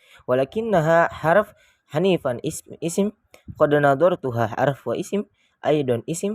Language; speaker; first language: Arabic; non-native, learner; Indonesian